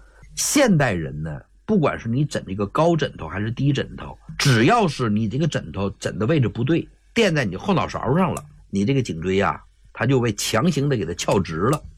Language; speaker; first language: Chinese; native; Chinese